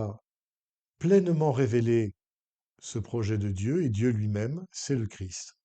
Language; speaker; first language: French; native; French